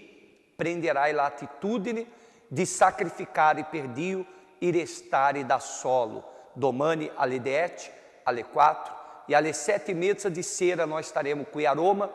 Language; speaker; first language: Italian; non-native, fluent; Portuguese